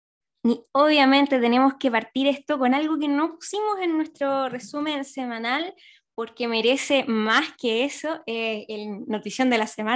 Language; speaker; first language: Spanish; native; Spanish